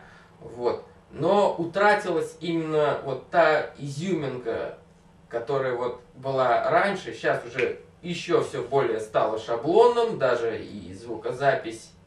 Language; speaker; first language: Russian; native; Russian